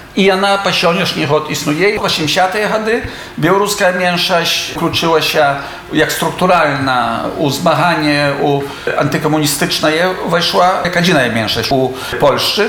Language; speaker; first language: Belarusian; native; Belarusian